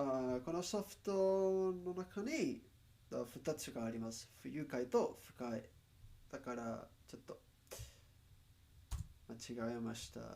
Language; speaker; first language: Japanese; non-native, learner; Spanish